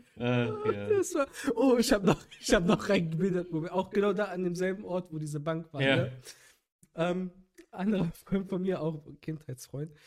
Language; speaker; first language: German; native; German